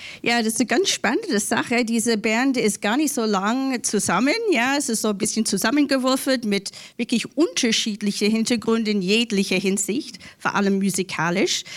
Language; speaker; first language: German; non-native, learner; English